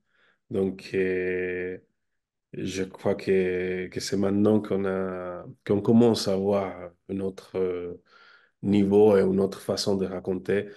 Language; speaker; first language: French; non-native, fluent; Spanish